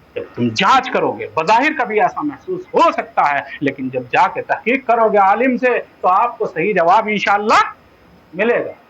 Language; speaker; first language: Urdu; native; Urdu